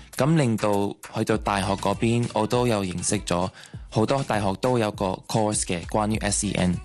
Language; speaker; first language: Cantonese; non-native, local second language; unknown